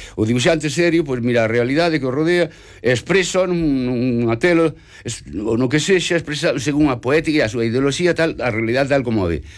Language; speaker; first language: Galician; native; Galician